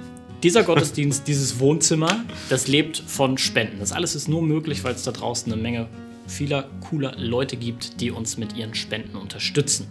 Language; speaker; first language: German; native; German